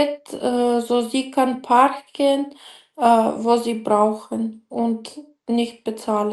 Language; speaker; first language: German; non-native, learner; Macedonian